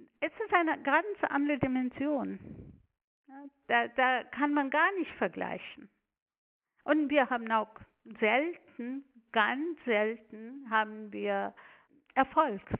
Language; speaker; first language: German; non-native, fluent; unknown